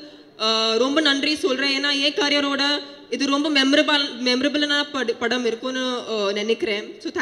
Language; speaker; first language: Tamil; non-native, fluent; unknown